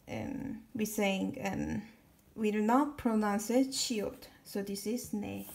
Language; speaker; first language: English; non-native, learner; Korean